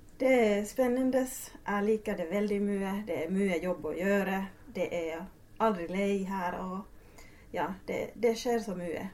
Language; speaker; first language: Swedish; non-native, local second language; Finnish